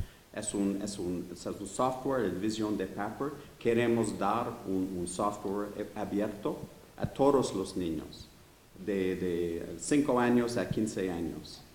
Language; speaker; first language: Spanish; non-native, learner; English